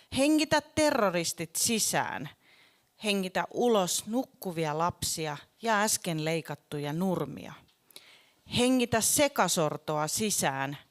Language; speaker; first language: Finnish; native; Finnish